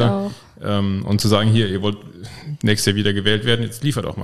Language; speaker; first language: German; native; German